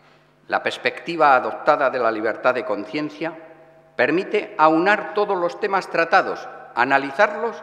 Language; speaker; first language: Spanish; native; Spanish